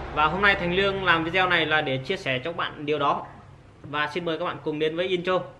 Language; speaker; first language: Vietnamese; non-native, local second language; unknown